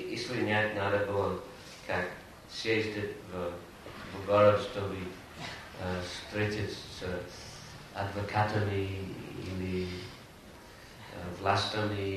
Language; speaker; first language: Russian; non-native, fluent; English